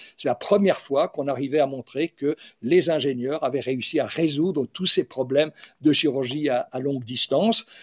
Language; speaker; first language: French; native; French